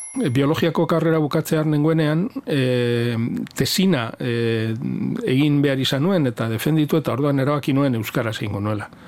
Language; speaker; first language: Basque; non-native, local second language; Spanish